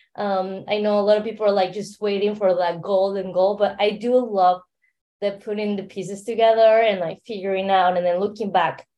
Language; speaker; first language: English; non-native, fluent; Spanish